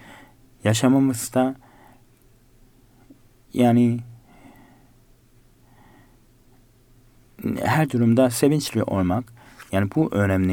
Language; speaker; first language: Turkish; non-native, fluent; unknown